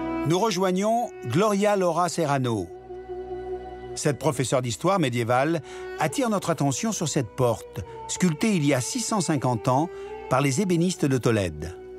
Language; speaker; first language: French; native; French